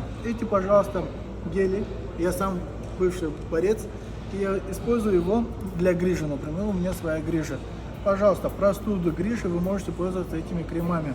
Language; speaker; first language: Russian; non-native, fluent; Turkish